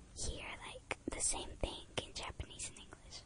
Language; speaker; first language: English; early bilingual, other home language; Japanese